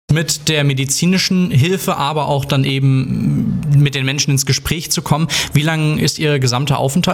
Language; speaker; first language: German; native; German